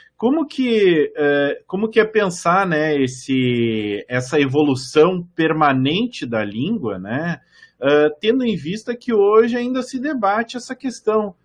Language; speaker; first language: Portuguese; native; Portuguese